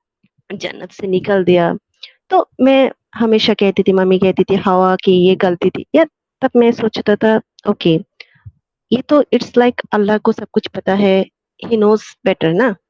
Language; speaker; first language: Hindi; non-native, fluent; Bangla